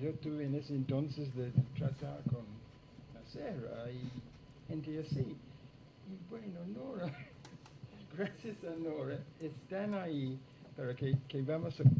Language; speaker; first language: Spanish; non-native, fluent; English